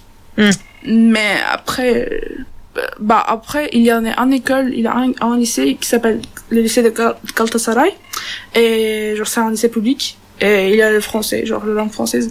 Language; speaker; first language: French; non-native, learner; Turkish